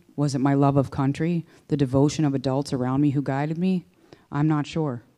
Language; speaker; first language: English; native; English